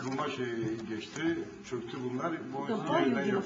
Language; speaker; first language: Turkish; native; Turkish